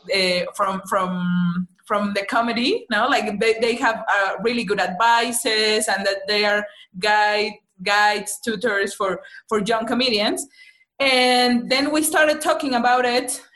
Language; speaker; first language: English; non-native, fluent; Spanish